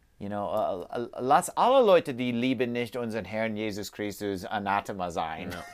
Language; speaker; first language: German; non-native, learner; English